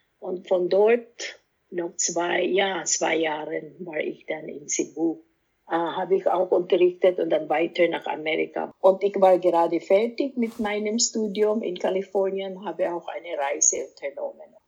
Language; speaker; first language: German; non-native, fluent; Cebuano